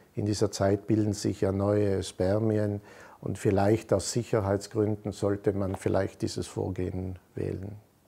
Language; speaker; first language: German; native; German